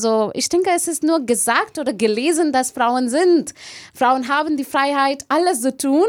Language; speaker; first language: German; non-native, learner; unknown